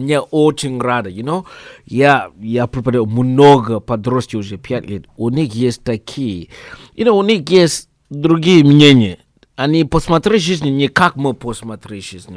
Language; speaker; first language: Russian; non-native, learner; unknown